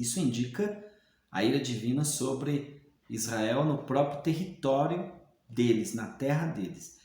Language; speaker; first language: Portuguese; native; Portuguese